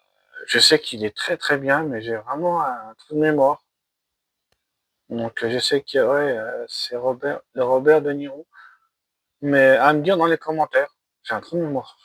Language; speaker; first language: French; native; French